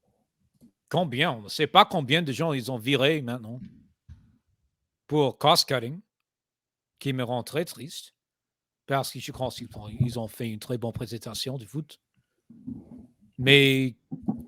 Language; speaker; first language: French; non-native, fluent; English